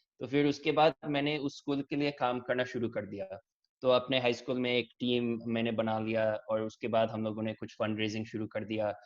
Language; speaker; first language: Hindi; early bilingual, heritage; English